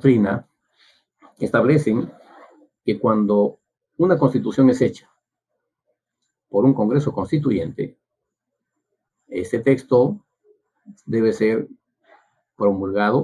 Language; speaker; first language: Spanish; native; Spanish